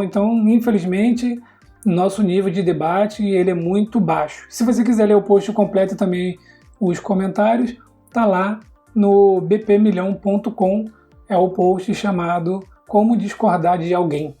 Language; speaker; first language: Portuguese; native; Portuguese